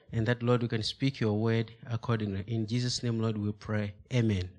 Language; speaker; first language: English; non-native, local second language; Nyanja